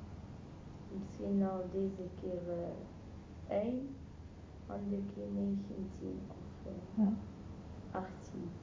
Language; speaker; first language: Dutch; non-native, learner; Arabic